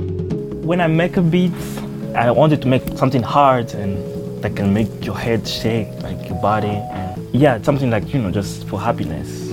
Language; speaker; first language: English; non-native, learner; French